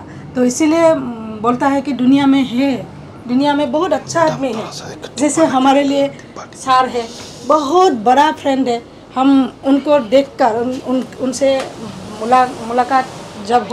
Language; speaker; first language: Hindi; non-native, local second language; Assamese